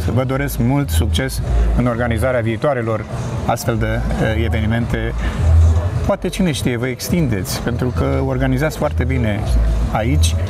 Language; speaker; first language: Romanian; native; Romanian